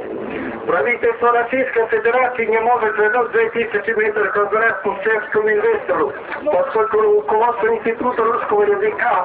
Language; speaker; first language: Russian; non-native, fluent; Serbian